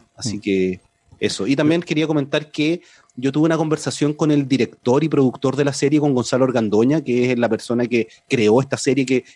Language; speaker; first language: Spanish; native; Spanish